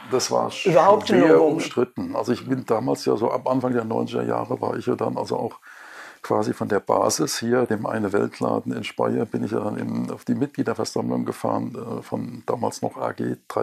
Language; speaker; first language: German; native; German